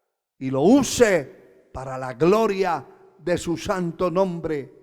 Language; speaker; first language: Spanish; native; Spanish